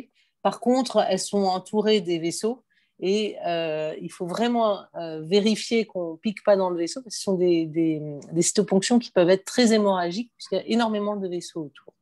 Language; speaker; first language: French; native; French